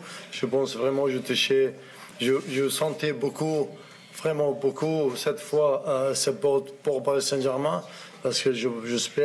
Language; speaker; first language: French; non-native, learner; Arabic